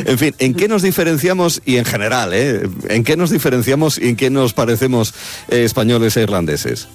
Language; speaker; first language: Spanish; native; Spanish